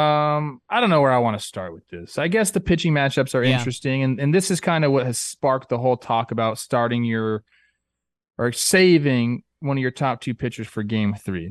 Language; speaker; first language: English; native; English